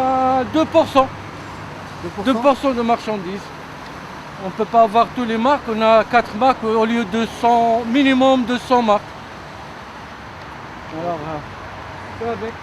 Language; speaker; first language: French; native; French